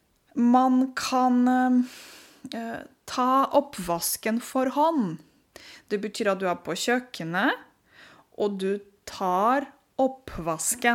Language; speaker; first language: Norwegian; non-native, fluent; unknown